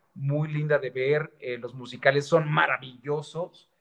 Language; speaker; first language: Spanish; native; Spanish